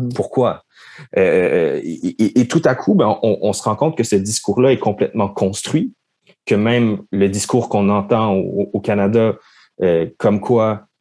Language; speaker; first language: French; native; French